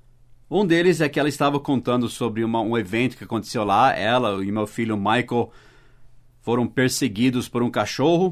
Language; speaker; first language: Portuguese; early bilingual, other home language; English